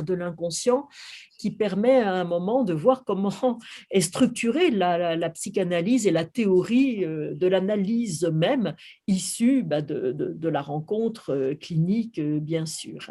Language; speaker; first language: French; native; French